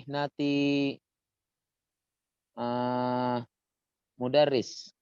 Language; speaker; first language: Arabic; non-native, learner; Indonesian